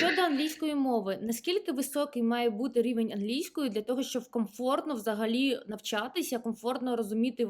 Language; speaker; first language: Ukrainian; native; Ukrainian